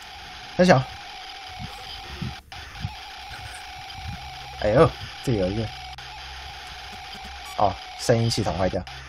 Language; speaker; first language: Chinese; native; Chinese